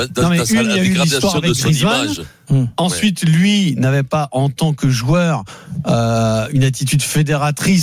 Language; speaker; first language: French; native; French